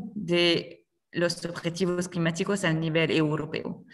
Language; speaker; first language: Spanish; non-native, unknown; French